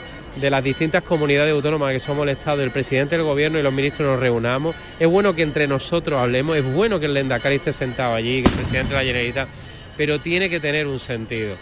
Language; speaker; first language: Spanish; native; Spanish